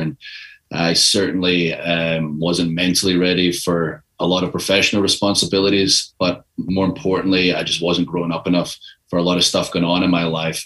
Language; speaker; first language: English; native; English